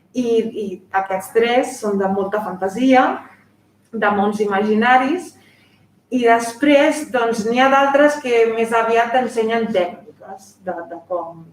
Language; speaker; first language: Catalan; non-native, fluent; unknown